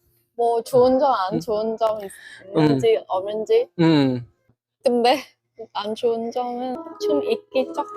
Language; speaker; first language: Korean; non-native, learner; Vietnamese